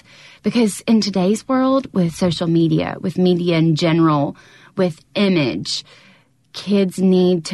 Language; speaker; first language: English; native; English